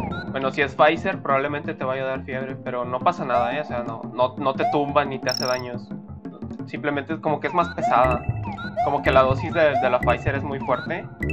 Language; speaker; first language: Spanish; native; Spanish